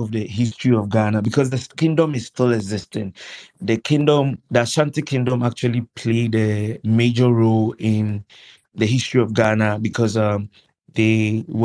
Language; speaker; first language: English; non-native, local second language; Akan